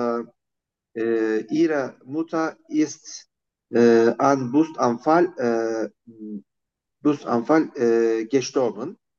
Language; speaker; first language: German; non-native, fluent; Turkish